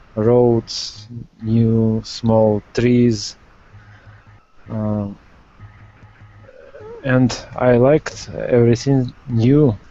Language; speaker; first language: English; non-native, learner; Russian